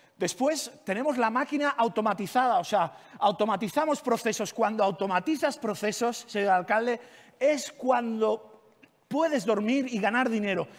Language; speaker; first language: Spanish; non-native, local second language; Catalan